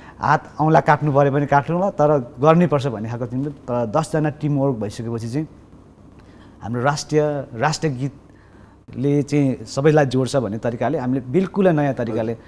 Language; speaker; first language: Nepali; non-native, local second language; Sherpa